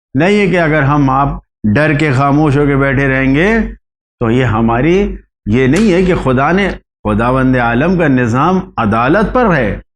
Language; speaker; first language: Urdu; native; Urdu